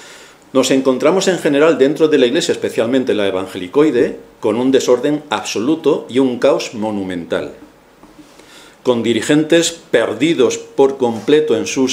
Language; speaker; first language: Spanish; native; Spanish